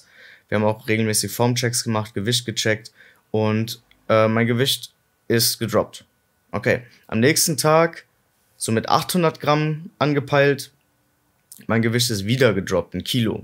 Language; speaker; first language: German; native; German